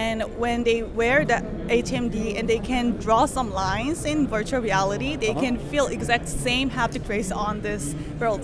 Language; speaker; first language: English; non-native, learner; Korean